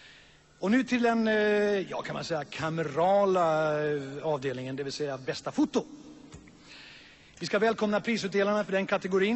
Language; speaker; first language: Swedish; native; Swedish